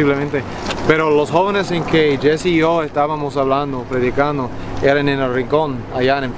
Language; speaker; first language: Spanish; non-native, fluent; English